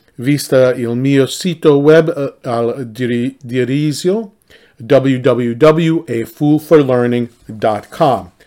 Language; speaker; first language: Italian; non-native, learner; English